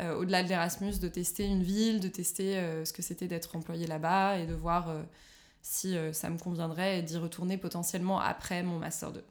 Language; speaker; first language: French; native; French